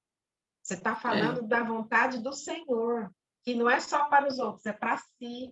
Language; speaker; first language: Portuguese; native; Portuguese